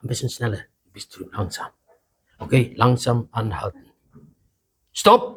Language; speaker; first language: German; non-native, fluent; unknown